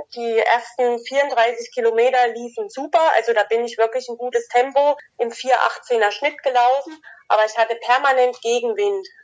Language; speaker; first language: German; native; German